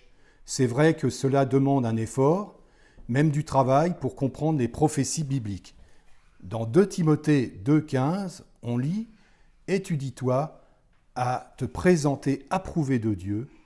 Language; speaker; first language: French; native; French